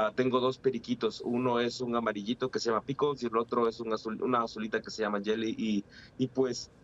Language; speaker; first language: Spanish; native; Spanish